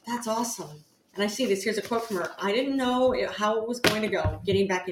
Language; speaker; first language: English; native; English